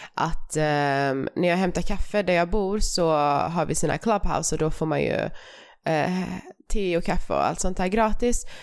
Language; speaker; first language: Swedish; early bilingual, other home language; Persian